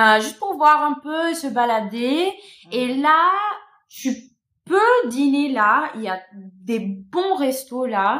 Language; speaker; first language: French; non-native, fluent; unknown